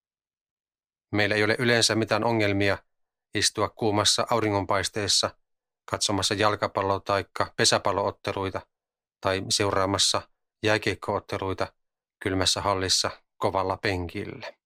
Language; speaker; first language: Finnish; native; Finnish